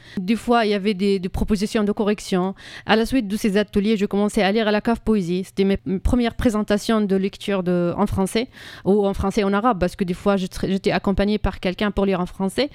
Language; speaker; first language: French; non-native, fluent; Arabic